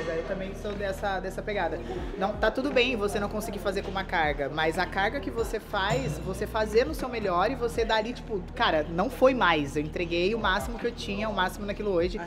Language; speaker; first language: Portuguese; native; Portuguese